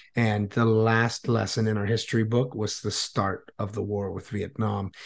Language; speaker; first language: English; native; English